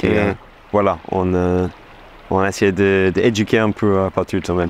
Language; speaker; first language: French; non-native, fluent; English